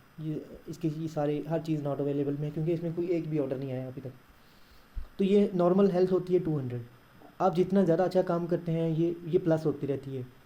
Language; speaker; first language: Urdu; non-native, local second language; Punjabi